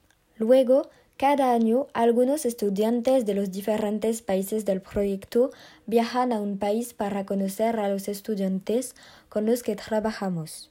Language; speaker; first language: Spanish; non-native, learner; French